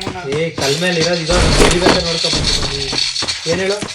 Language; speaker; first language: Kannada; native; Kannada